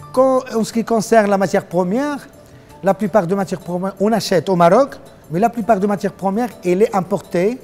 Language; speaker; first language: French; non-native, local second language; Arabic